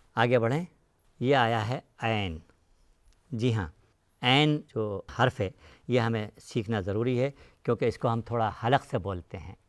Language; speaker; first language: Hindi; native; Hindi